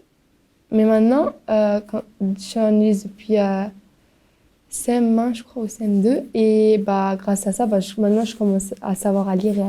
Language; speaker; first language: French; early bilingual, other home language; Albanian